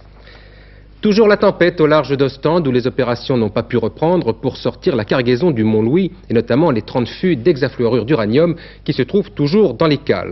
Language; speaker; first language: French; native; French